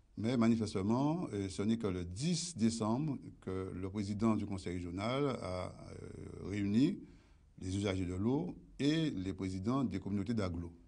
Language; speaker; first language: French; native; French